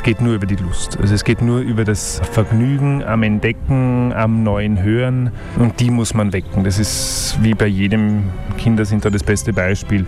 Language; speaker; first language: German; native; German